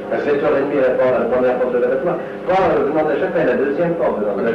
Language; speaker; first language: French; native; French